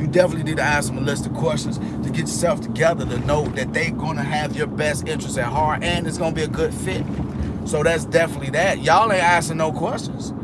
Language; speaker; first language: English; native; English